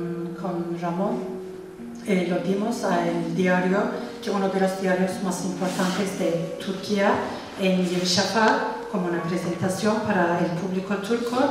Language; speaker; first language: Spanish; non-native, fluent; Turkish